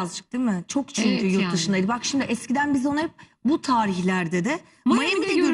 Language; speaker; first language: Turkish; native; Turkish